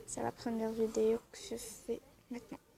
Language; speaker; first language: French; non-native, learner; Arabic